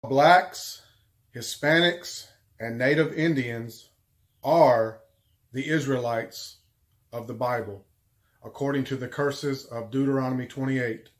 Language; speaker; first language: English; native; English